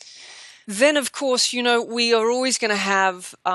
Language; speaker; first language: English; native; English